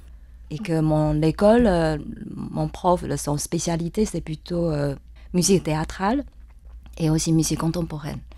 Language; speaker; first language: French; non-native, fluent; Chinese